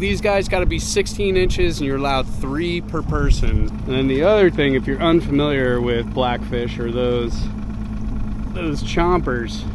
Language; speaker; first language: English; native; English